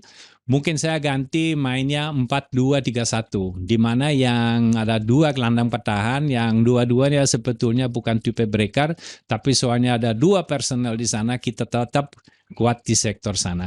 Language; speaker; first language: Indonesian; non-native, fluent; German